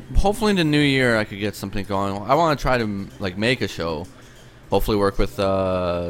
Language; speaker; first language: English; early bilingual, other home language; Polish